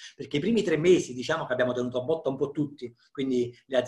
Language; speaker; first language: Italian; native; Italian